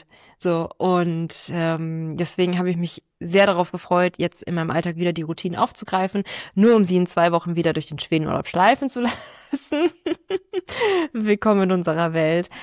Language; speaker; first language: German; native; German